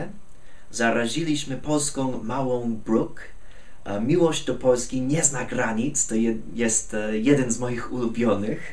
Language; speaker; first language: Polish; non-native, fluent; English